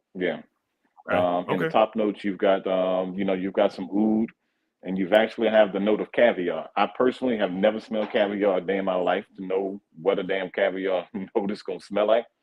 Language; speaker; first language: English; native; English